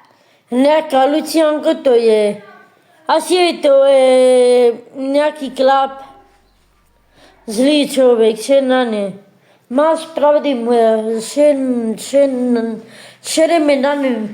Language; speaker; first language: Slovak; non-native, local second language; Romany